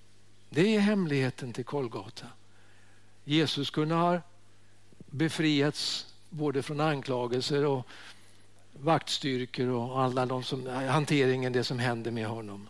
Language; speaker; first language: Swedish; native; Swedish